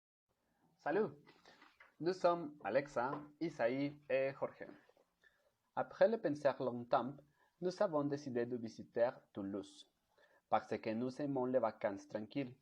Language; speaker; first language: French; non-native, learner; Spanish